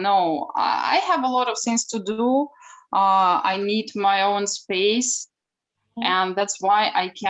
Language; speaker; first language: English; non-native, learner; Ukrainian